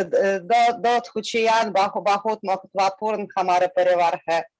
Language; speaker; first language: Hindi; non-native, learner; Russian